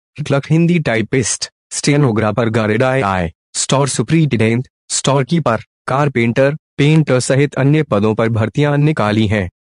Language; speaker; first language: Hindi; native; Hindi